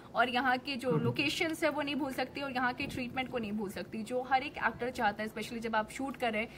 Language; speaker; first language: Hindi; native; Hindi